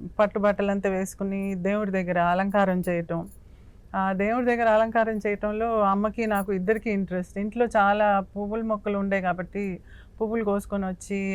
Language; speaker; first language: Telugu; native; Telugu